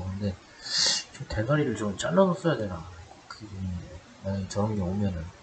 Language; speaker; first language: Korean; native; Korean